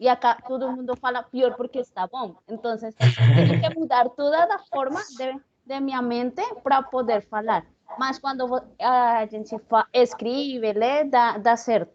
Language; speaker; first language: Portuguese; non-native, learner; Spanish